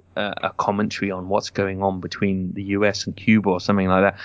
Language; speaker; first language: English; native; English